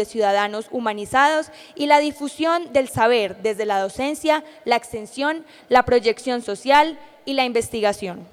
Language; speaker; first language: Spanish; native; Spanish